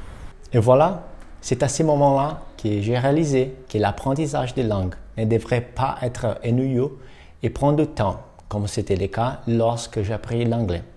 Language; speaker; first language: French; non-native, fluent; Portuguese